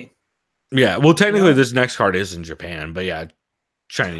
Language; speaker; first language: English; native; English